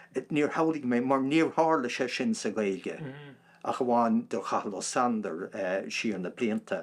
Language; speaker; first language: Irish; non-native, local second language; English